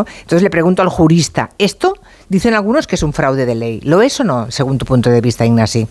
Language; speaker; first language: Spanish; native; Spanish